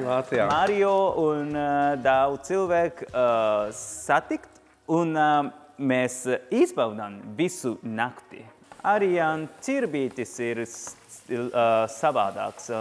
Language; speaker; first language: Latvian; non-native, learner; Japanese